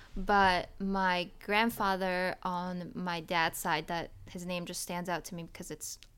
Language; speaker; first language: English; early bilingual, other home language; Polish